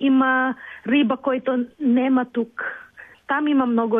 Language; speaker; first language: Bulgarian; non-native, learner; Filipino